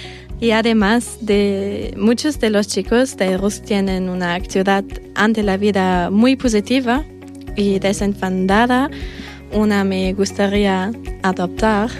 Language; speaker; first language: Spanish; non-native, fluent; German